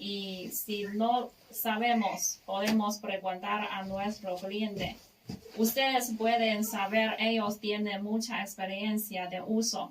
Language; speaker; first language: Spanish; non-native, learner; Chinese